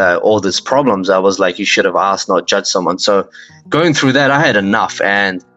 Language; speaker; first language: English; native; English